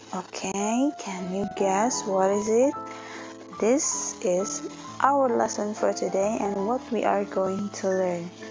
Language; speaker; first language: English; non-native, fluent; Indonesian